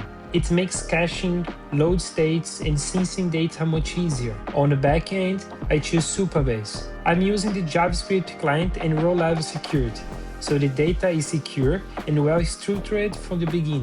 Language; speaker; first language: English; non-native, fluent; Portuguese